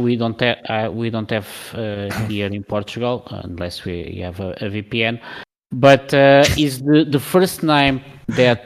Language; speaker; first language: English; non-native, learner; Portuguese